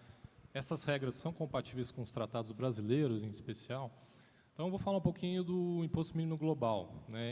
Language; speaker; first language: Portuguese; native; Portuguese